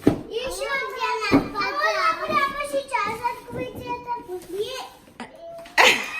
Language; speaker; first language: Russian; early bilingual, heritage; Russian